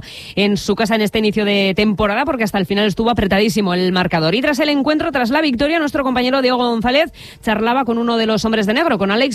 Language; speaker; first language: Spanish; native; Spanish